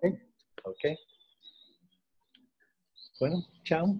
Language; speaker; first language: Spanish; non-native, fluent; Dutch